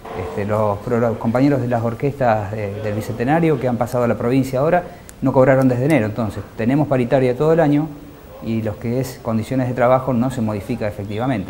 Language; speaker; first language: Spanish; native; Spanish